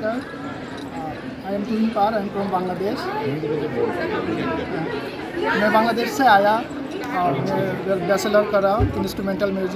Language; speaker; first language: Hindi; non-native, learner; Bangla